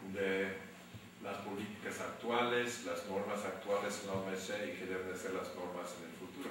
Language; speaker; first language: Spanish; non-native, fluent; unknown